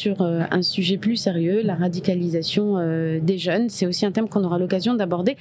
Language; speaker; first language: French; non-native, local second language; Arabic